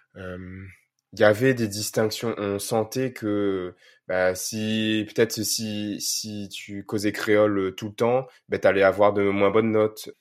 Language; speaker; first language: French; native; French